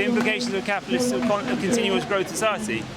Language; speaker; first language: English; native; English